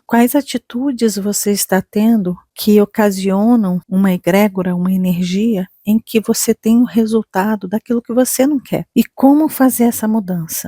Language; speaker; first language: Portuguese; native; Portuguese